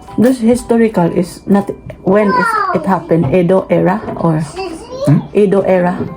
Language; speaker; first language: English; non-native, local second language; Cebuano